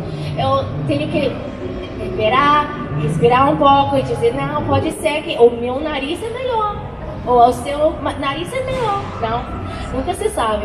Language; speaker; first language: Portuguese; non-native, learner; English